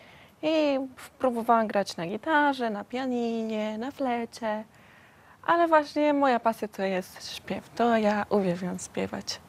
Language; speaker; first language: Polish; non-native, learner; Spanish